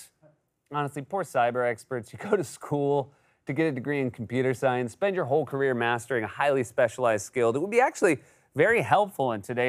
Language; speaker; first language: English; native; English